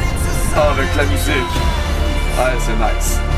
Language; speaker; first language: French; native; French